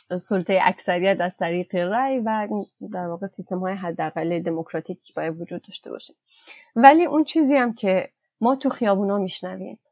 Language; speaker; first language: Persian; non-native, local second language; Kurdish